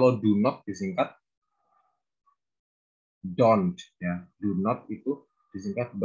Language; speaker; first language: English; non-native, fluent; Indonesian